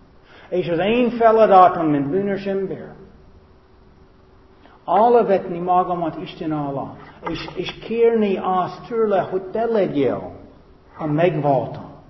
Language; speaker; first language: Hungarian; non-native, fluent; English